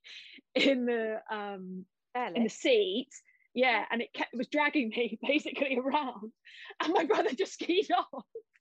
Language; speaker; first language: English; native; English